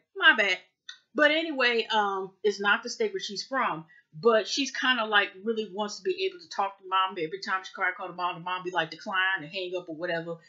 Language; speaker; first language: English; native; English